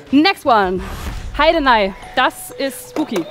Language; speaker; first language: German; native; German